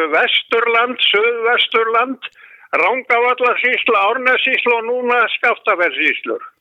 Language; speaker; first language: Icelandic; native; Icelandic